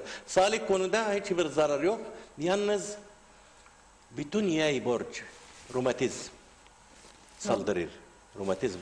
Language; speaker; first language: Turkish; non-native, learner; Arabic